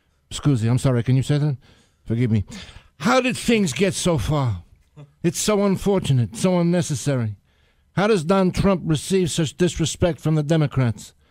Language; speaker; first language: English; native; English